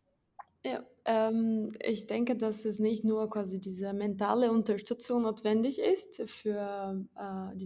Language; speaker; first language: German; non-native, fluent; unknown